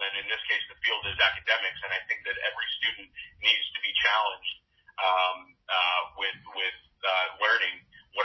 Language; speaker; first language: English; native; English